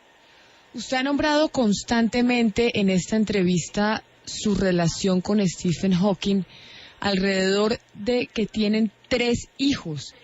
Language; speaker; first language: Spanish; native; Spanish